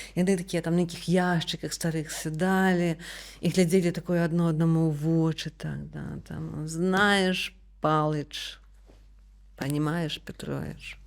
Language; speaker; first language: Belarusian; non-native, local second language; Russian